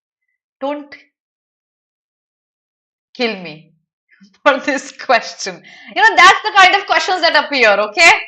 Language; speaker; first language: English; non-native, local second language; Hindi